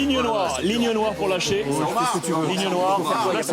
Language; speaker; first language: French; native; French